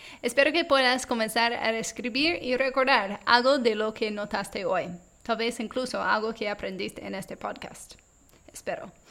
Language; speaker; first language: Spanish; non-native, fluent; English